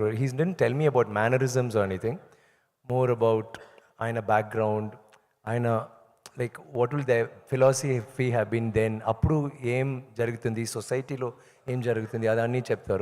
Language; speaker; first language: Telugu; non-native, local second language; Tamil